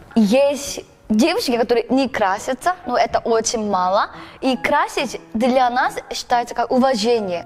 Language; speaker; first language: Russian; non-native, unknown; Korean